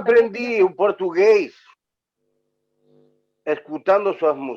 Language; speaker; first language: Portuguese; non-native, learner; Spanish